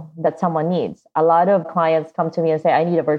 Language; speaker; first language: English; non-native, local second language; Cebuano